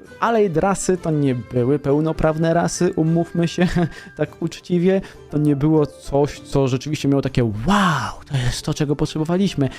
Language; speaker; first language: Polish; native; Polish